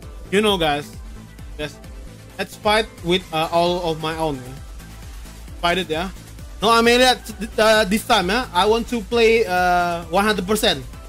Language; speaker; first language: English; non-native, fluent; Indonesian